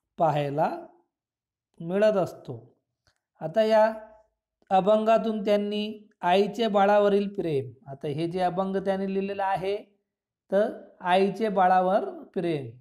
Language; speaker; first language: Marathi; non-native, local second language; Urdu